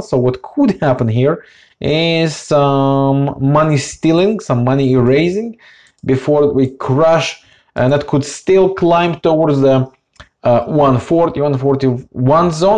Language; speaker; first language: English; non-native, fluent; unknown